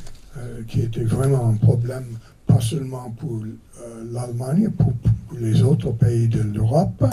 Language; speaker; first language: French; non-native, fluent; English